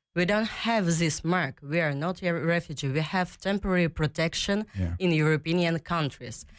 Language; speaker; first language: English; non-native, learner; Ukrainian